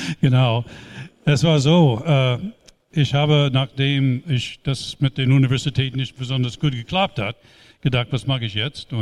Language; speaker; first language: German; non-native, fluent; English